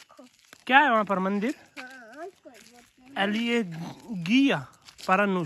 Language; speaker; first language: Portuguese; non-native, learner; Hindi